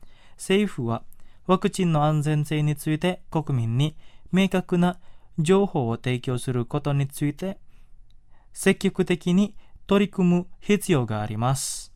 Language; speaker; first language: Japanese; non-native, fluent; Indonesian